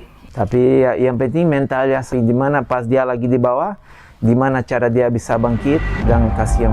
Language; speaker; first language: Indonesian; non-native, fluent; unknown